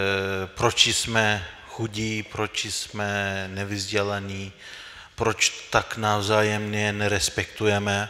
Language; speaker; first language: Czech; non-native, fluent; Turkish